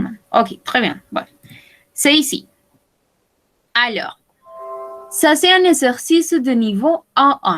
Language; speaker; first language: French; non-native, fluent; Spanish